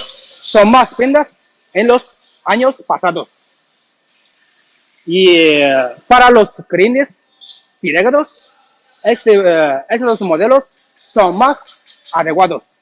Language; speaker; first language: Spanish; non-native, learner; Chinese